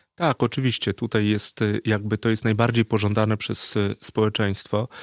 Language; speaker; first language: Polish; native; Polish